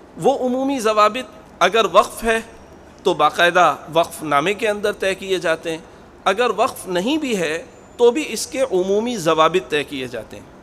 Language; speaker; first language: Urdu; native; Urdu